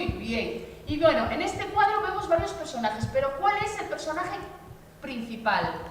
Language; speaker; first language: Spanish; native; Spanish